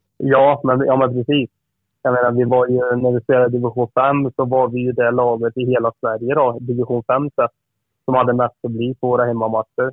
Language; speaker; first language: Swedish; native; Swedish